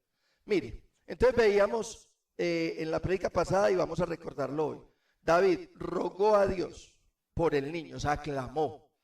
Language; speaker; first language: Spanish; native; Spanish